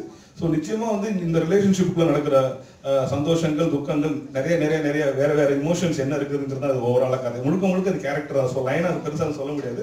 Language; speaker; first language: Tamil; native; Tamil